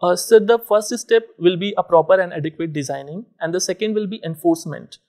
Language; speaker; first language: English; non-native, local second language; Hindi